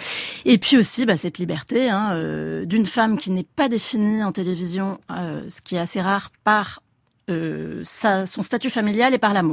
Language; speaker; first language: French; native; French